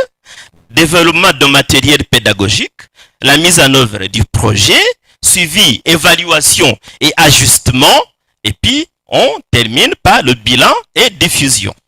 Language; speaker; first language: French; non-native, fluent; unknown